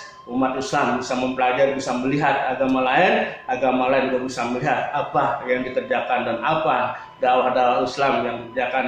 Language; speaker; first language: Indonesian; native; Indonesian